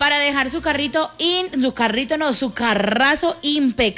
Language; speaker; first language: Spanish; native; Spanish